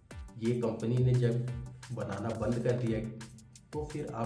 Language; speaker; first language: Hindi; native; Hindi